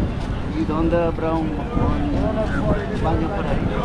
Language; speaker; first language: Spanish; non-native, fluent; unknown